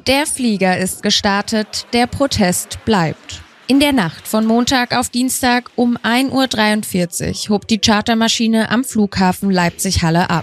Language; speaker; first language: German; native; German